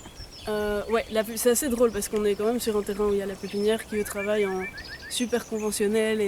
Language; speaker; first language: French; native; French